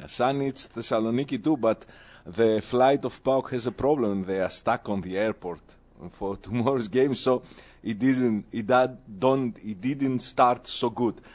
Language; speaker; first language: English; non-native, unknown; Greek